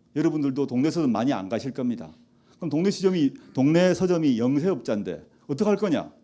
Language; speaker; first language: Korean; native; Korean